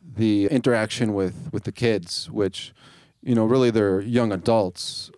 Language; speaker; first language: English; native; English